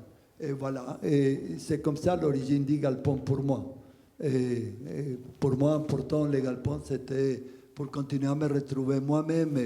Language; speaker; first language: French; non-native, fluent; Spanish